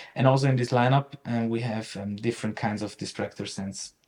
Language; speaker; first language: English; non-native, fluent; German